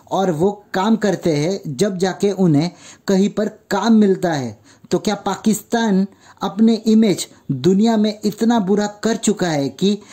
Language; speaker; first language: Hindi; native; Hindi